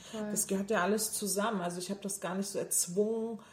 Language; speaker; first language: German; early bilingual, other home language; Turkish